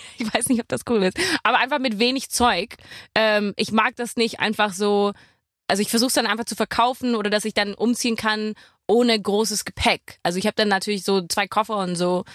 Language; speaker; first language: German; non-native, fluent; English